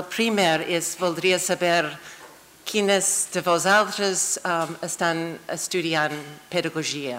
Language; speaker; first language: Catalan; non-native, fluent; English